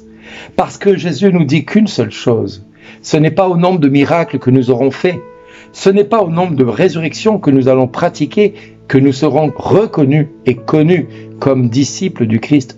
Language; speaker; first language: French; native; French